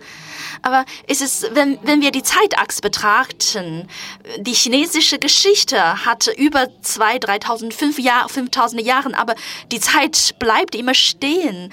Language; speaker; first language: German; non-native, fluent; Chinese